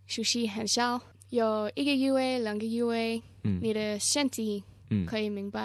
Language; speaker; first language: Chinese; non-native, learner; English